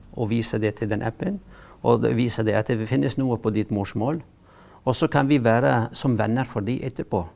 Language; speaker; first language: Norwegian; non-native, fluent; Arabic